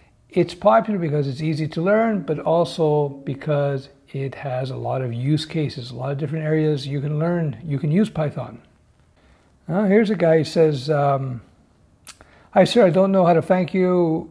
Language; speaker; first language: English; native; English